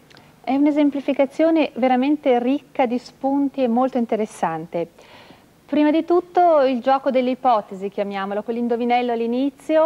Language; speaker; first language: Italian; native; Italian